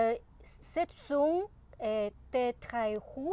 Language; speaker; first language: French; non-native, learner; Chinese